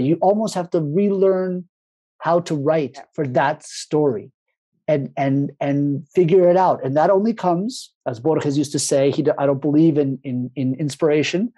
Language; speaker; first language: English; early bilingual, other home language; Spanish